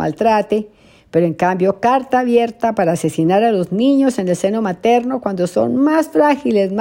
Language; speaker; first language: Spanish; native; Spanish